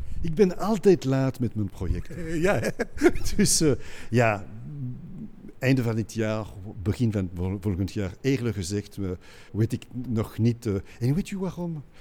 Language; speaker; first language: Dutch; non-native, local second language; French